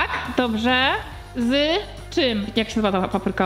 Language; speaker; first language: Polish; native; Polish